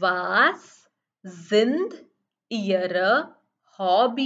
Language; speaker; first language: German; non-native, learner; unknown